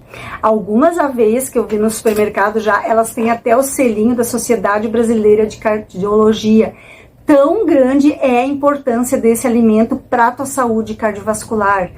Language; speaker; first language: Portuguese; native; Portuguese